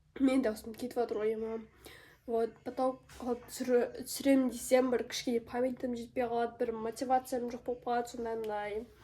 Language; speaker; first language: Kazakh; non-native, local second language; Russian